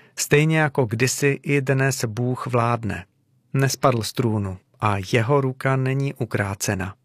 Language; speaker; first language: Czech; native; Czech